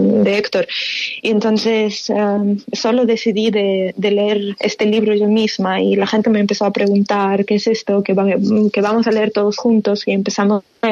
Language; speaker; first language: Spanish; non-native, fluent; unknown